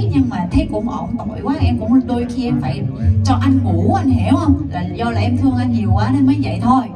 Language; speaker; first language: Vietnamese; non-native, fluent; Korean